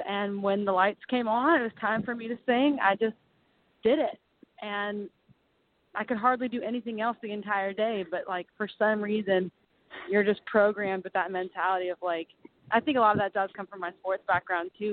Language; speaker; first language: English; native; English